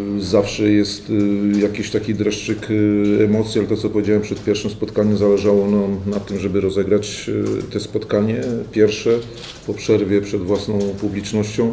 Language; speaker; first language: Polish; native; Polish